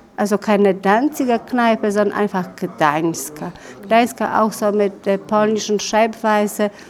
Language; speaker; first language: German; non-native, fluent; Polish